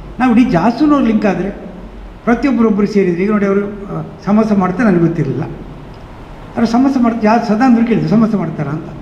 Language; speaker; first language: Kannada; native; Kannada